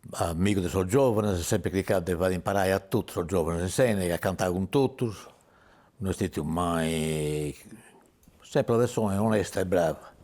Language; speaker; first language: Italian; non-native, local second language; Sardinian